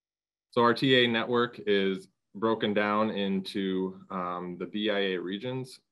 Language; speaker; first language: English; native; English